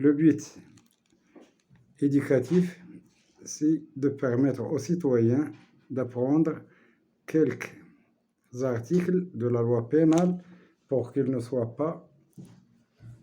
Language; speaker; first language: French; non-native, local second language; Arabic